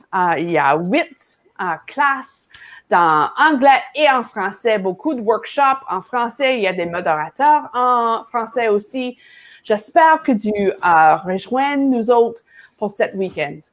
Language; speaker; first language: French; non-native, learner; English